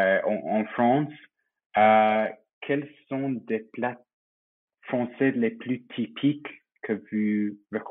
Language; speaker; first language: French; non-native, fluent; English